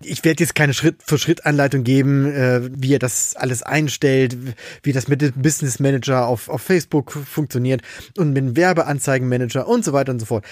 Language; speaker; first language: German; native; German